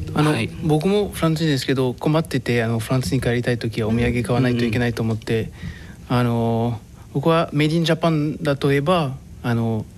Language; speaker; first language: Japanese; non-native, fluent; Arabic